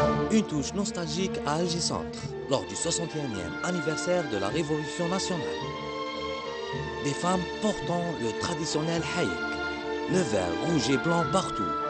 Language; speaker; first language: French; non-native, local second language; Arabic